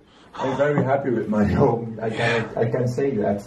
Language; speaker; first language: English; non-native, learner; Dutch